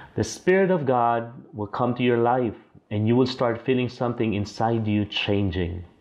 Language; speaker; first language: English; non-native, local second language; Filipino